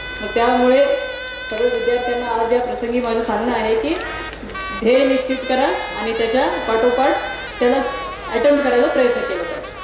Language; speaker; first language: Marathi; non-native, fluent; Kannada